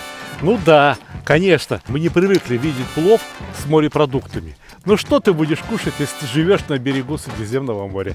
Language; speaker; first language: Russian; native; Russian